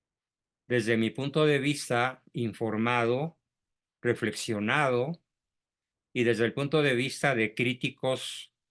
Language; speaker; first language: Spanish; native; Spanish